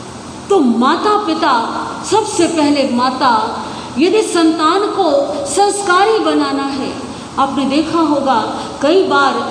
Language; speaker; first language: Hindi; native; Hindi